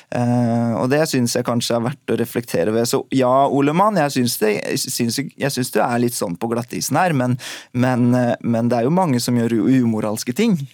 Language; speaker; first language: Norwegian; early bilingual, other home language; Urdu